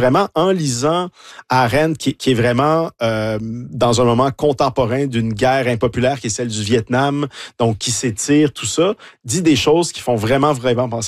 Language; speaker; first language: French; native; French